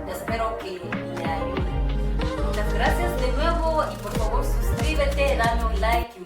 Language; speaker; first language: Spanish; non-native, learner; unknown